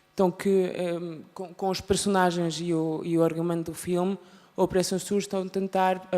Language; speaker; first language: Portuguese; non-native, learner; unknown